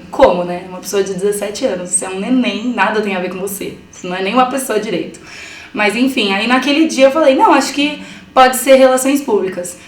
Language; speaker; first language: Portuguese; early bilingual, other home language; Spanish